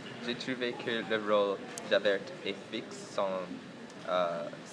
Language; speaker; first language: French; non-native, fluent; English